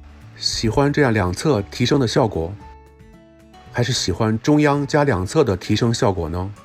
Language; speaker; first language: Chinese; native; Chinese